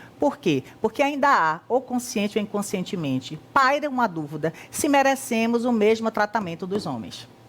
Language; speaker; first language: Portuguese; native; Portuguese